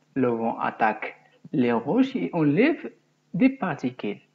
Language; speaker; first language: French; non-native, local second language; Arabic